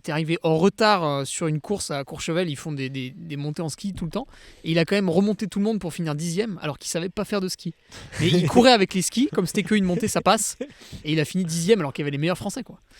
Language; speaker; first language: French; native; French